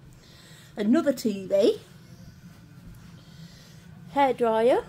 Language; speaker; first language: English; native; English